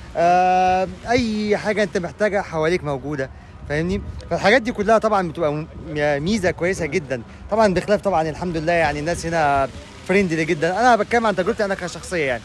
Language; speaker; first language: Egyptian Arabic; early bilingual, heritage; Arabic